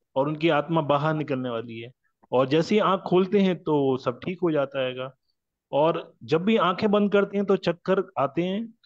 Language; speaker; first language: Hindi; non-native, local second language; Marathi